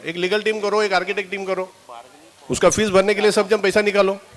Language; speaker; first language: Hindi; non-native, local second language; Marathi